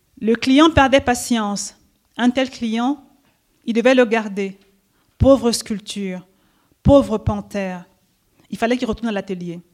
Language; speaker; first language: French; native; French